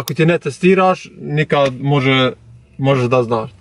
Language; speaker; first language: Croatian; non-native, learner; Albanian